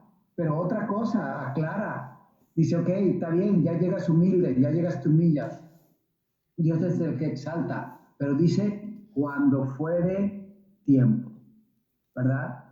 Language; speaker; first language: Spanish; native; Spanish